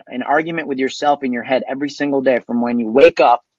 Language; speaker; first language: English; native; English